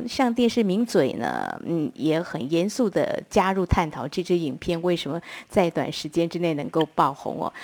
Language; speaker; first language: Chinese; non-native, local second language; Min Nan Chinese